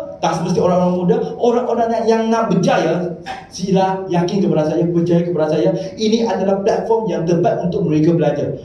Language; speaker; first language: Malay; non-native, local second language; Chinese